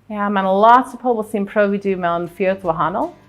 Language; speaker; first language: Welsh; non-native, fluent; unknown